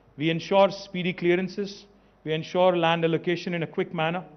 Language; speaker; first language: English; non-native, local second language; Telugu